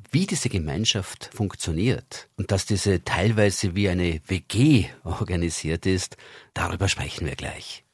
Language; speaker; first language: German; native; German